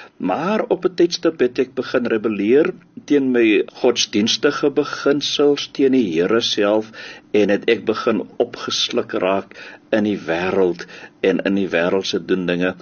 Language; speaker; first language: Afrikaans; native; Afrikaans